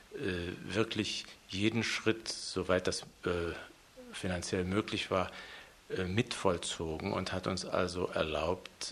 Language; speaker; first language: German; native; German